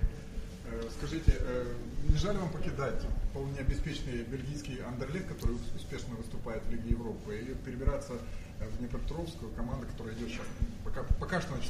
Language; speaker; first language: Russian; native; Russian